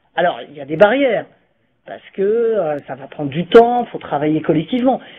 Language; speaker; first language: French; native; French